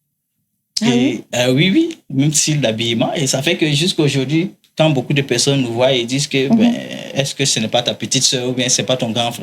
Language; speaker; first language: French; non-native, local second language; Mossi